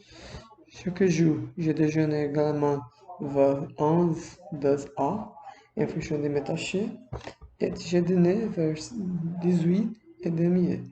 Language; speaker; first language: French; non-native, learner; English